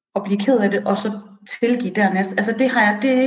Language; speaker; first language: Danish; early bilingual, other home language; Persian